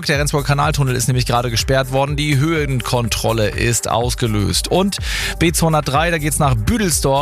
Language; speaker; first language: German; native; German